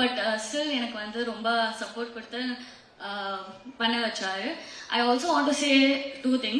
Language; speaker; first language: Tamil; non-native, fluent; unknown